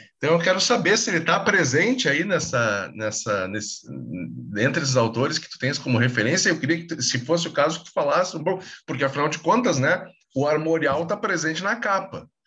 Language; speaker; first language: Portuguese; native; Portuguese